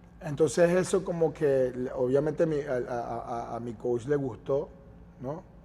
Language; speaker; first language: Spanish; native; Spanish